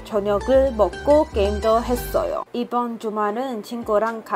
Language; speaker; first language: Korean; non-native, learner; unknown